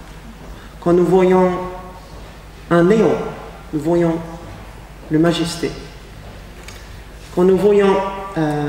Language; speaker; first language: French; non-native, fluent; English